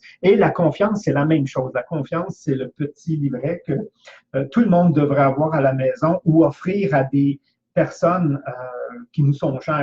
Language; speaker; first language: French; native; French